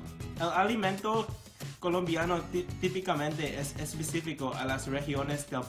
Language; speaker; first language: Spanish; non-native, learner; English